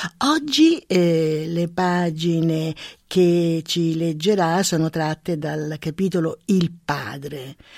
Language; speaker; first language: Italian; native; Italian